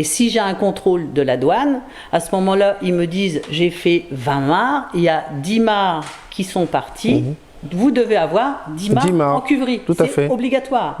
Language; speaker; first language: French; native; French